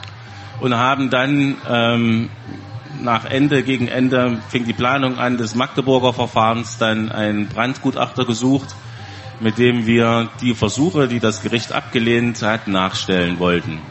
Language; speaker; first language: German; native; German